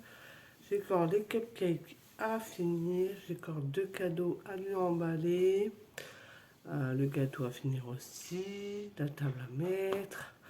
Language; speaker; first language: French; native; French